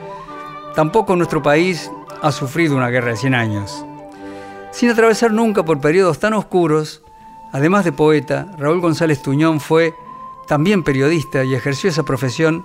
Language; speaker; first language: Spanish; native; Spanish